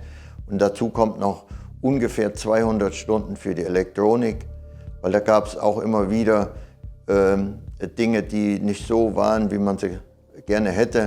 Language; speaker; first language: German; native; German